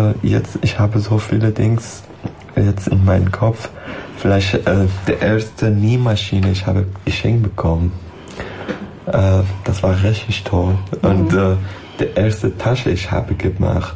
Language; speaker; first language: German; non-native, learner; Persian